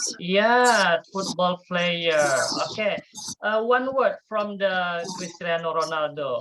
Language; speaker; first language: English; non-native, fluent; Indonesian